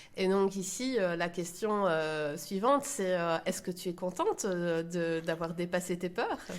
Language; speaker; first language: French; native; French